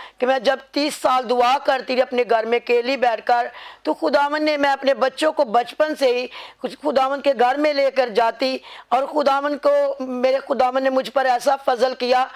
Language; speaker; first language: Urdu; non-native, local second language; Punjabi